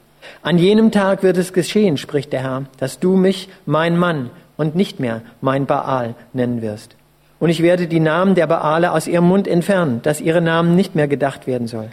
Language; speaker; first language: German; native; German